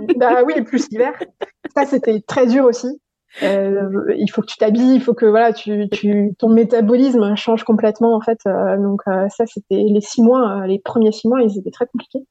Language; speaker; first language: French; non-native, local second language; Gujarati